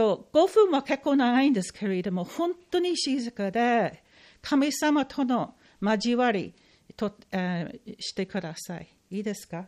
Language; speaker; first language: Japanese; non-native, fluent; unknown